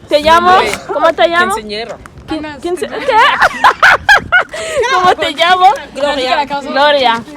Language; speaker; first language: Spanish; non-native, learner; French